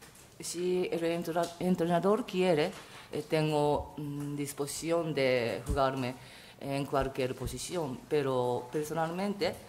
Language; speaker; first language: Spanish; non-native, fluent; Japanese